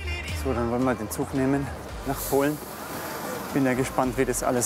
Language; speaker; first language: German; native; German